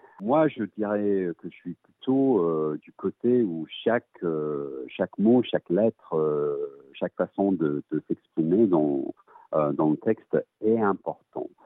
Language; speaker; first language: French; early bilingual, heritage; English